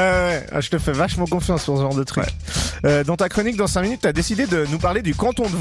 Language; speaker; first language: French; native; French